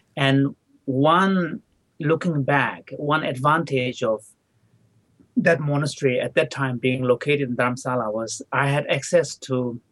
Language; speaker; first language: English; non-native, local second language; Tibetan